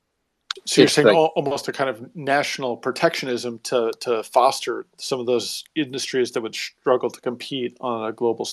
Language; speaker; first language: English; native; English